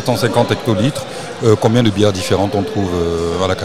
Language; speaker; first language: French; native; French